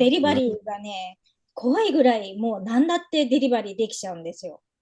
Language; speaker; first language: Japanese; native; Japanese